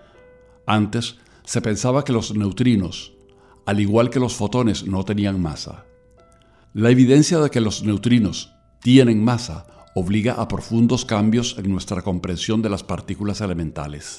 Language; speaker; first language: Spanish; native; Spanish